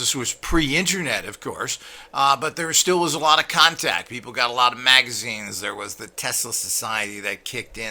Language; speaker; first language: English; native; English